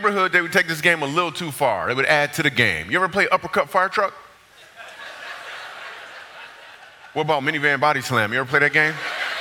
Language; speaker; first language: English; native; English